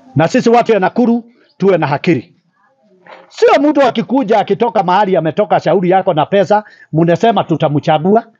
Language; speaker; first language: Swahili; non-native, local second language; Kikuyu